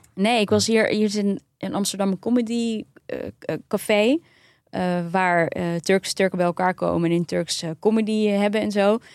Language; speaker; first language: Dutch; early bilingual, other home language; Turkish